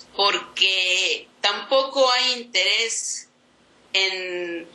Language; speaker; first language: Spanish; non-native, local second language; Zapotec